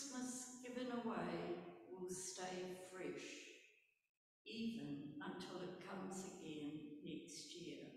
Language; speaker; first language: English; native; English